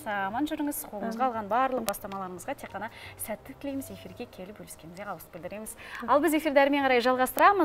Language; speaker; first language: Kazakh; native; Kazakh